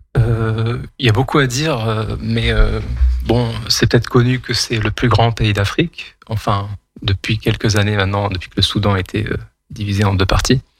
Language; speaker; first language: French; non-native, local second language; Kabyle